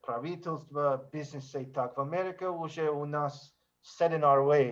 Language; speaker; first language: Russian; non-native, learner; English